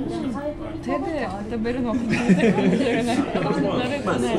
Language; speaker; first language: Japanese; non-native, fluent; Russian